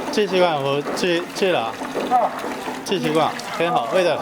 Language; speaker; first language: Chinese; non-native, learner; Japanese